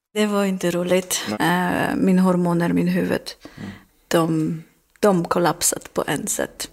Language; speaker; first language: Swedish; non-native, learner; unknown